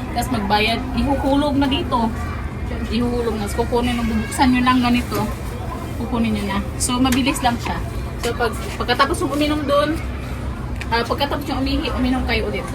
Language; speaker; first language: Filipino; native; Filipino